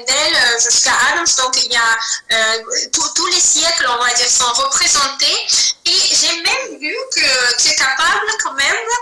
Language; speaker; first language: French; non-native, fluent; Azerbaijani